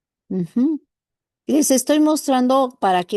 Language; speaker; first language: Spanish; native; Spanish